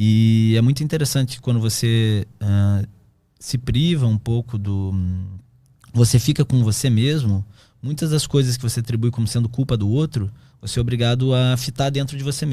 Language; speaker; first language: Portuguese; native; Portuguese